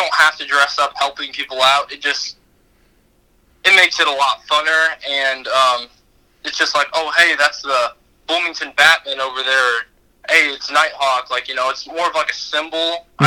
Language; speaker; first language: English; native; English